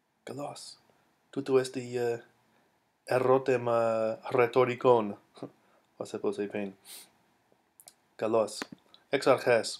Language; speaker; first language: Greek; non-native, fluent; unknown